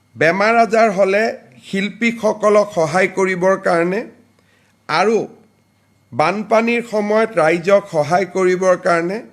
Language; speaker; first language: Assamese; native; Assamese